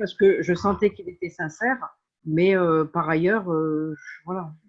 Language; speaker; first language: French; native; French